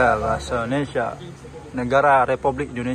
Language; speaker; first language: Indonesian; non-native, local second language; Achinese